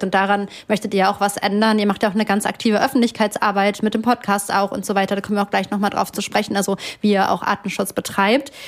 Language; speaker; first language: German; native; German